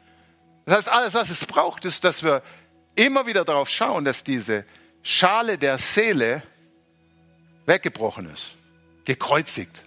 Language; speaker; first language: German; native; German